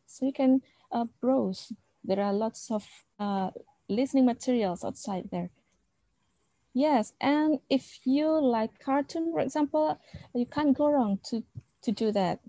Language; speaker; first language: English; non-native, fluent; Indonesian